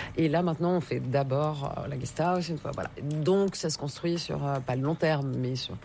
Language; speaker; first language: French; native; French